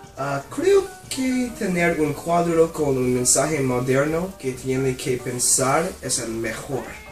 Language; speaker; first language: Spanish; non-native, learner; English